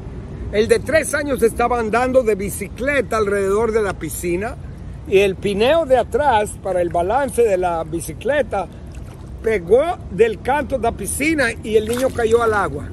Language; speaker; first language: Spanish; non-native, fluent; English